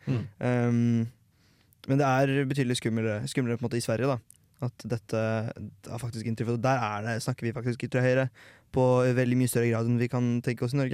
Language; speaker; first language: Norwegian; native; Norwegian